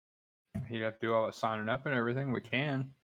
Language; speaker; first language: English; native; English